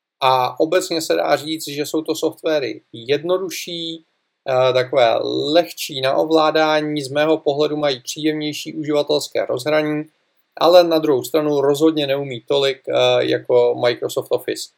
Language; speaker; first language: Czech; native; Czech